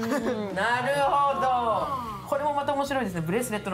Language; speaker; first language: Japanese; native; Japanese